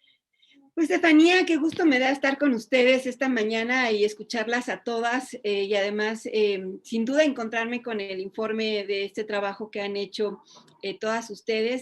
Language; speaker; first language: Spanish; native; Spanish